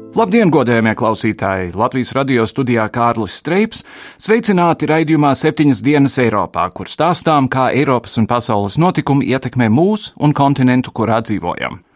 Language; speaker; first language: Latvian; early bilingual, heritage; Latvian